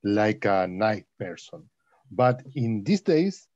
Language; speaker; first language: English; non-native, learner; Spanish